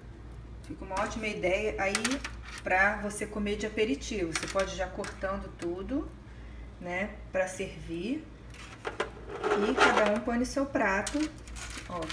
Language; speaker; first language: Portuguese; native; Portuguese